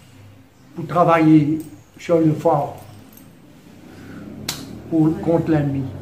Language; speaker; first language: French; non-native, learner; Morisyen